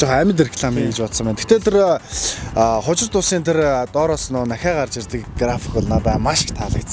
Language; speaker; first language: Mongolian; native; Mongolian